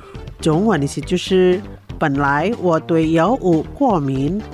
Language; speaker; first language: Chinese; non-native, fluent; Indonesian